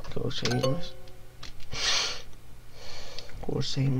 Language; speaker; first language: Japanese; non-native, learner; English